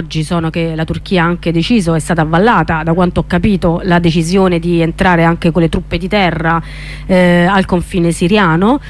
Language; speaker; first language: Italian; native; Italian